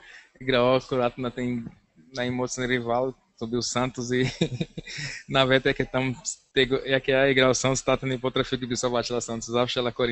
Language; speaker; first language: Polish; non-native, learner; Portuguese